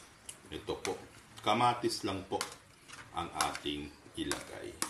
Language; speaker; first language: Filipino; native; Filipino